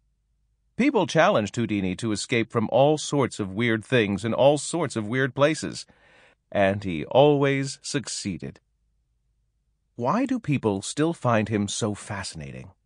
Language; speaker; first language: English; native; English